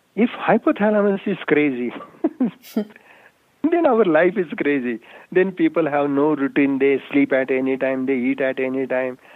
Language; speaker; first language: English; non-native, local second language; Marathi